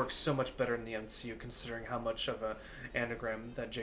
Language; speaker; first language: English; early bilingual, other home language; Spanish